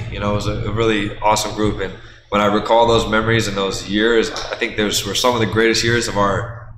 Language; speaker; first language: English; native; English